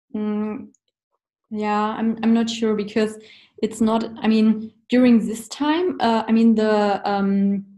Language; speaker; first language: English; non-native, fluent; German